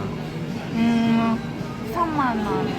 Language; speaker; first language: Korean; non-native, learner; Thai